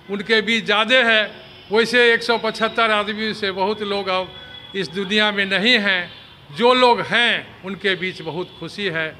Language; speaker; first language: Hindi; native; Hindi